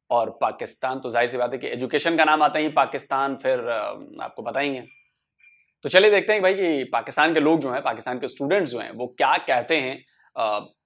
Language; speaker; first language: Hindi; native; Hindi